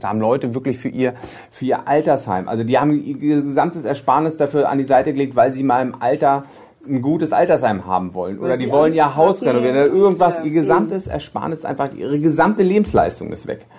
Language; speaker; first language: German; native; German